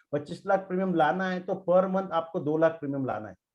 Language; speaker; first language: Hindi; non-native, local second language; Marathi